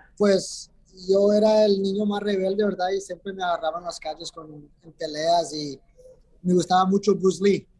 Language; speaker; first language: Spanish; early bilingual, heritage; Spanish